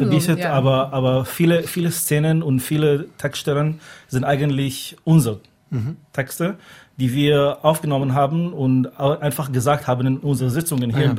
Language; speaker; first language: German; non-native, fluent; Hebrew